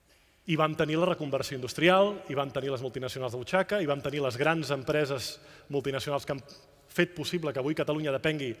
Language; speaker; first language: Catalan; native; Catalan